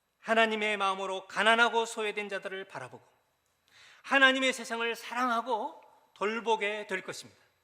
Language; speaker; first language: Korean; native; Korean